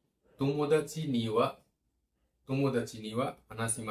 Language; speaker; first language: Japanese; non-native, learner; Bangla